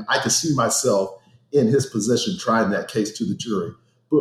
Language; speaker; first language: English; native; English